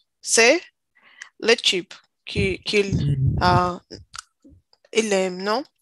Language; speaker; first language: French; non-native, learner; Portuguese